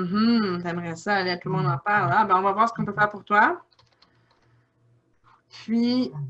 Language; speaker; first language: French; native; French